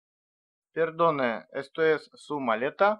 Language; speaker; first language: Spanish; non-native, learner; Russian